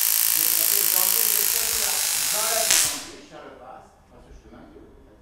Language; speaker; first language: French; native; French